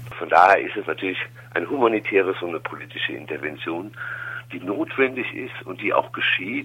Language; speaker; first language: German; native; German